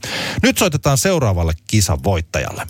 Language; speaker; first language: Finnish; native; Finnish